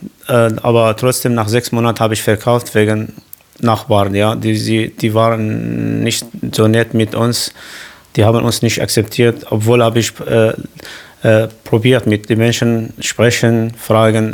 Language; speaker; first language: German; non-native, learner; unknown